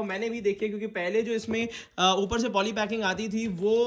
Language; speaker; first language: Hindi; native; Hindi